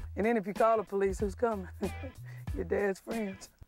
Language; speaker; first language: English; native; English